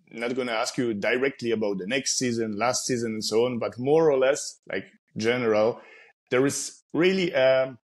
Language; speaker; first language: English; non-native, fluent; Polish